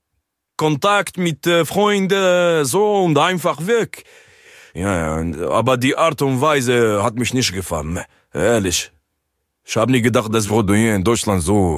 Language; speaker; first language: German; non-native, learner; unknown